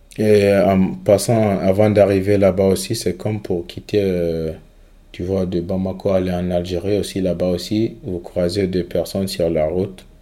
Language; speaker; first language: French; non-native, local second language; Fula